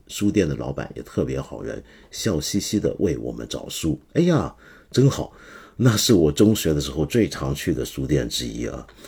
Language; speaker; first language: Chinese; non-native, local second language; Cantonese